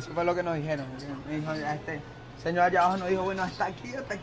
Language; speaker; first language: Spanish; native; Spanish